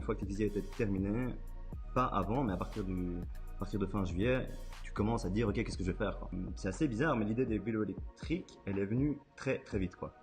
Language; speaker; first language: French; native; French